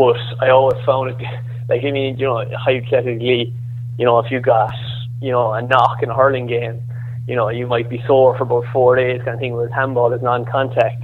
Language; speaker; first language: English; native; English